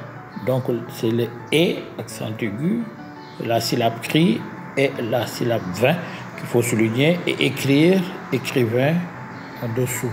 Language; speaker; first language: French; native; French